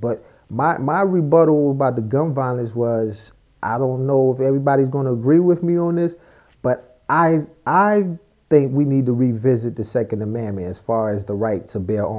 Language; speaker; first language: English; native; English